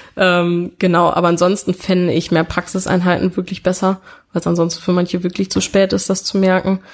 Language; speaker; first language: German; early bilingual, other home language; Italian